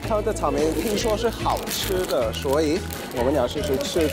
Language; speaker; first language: Chinese; early bilingual, other home language; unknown